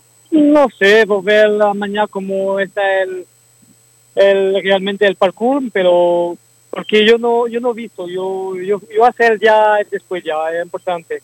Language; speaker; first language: Spanish; non-native, learner; French